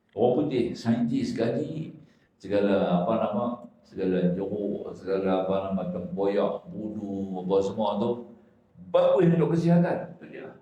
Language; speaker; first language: Malay; native; Malay